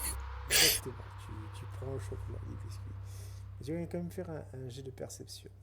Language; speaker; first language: French; native; French